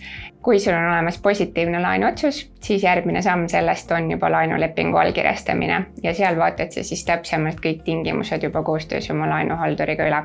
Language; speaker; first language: Estonian; native; Estonian